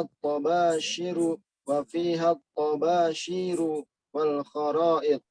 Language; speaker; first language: Arabic; non-native, learner; Indonesian